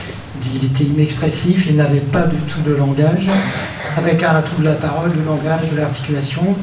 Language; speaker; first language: French; native; French